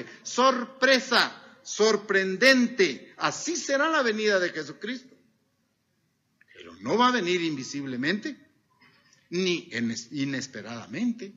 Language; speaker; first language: Spanish; native; Spanish